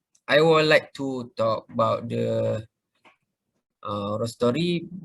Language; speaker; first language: English; non-native, learner; Malay